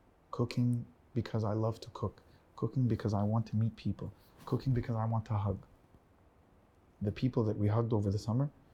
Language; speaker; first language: English; early bilingual, other home language; Arabic